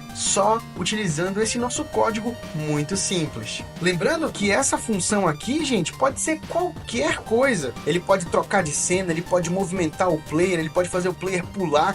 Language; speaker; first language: Portuguese; native; Portuguese